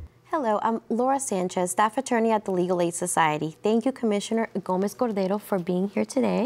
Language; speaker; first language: English; early bilingual, other home language; Spanish